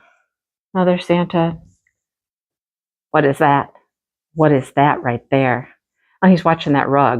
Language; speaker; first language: English; native; English